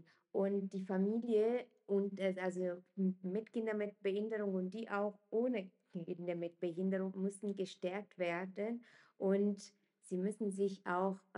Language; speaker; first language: German; non-native, fluent; Italian